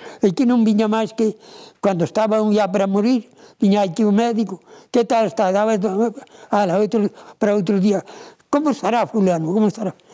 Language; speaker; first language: Galician; native; Galician